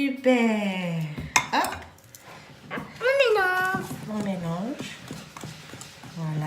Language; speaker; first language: French; native; French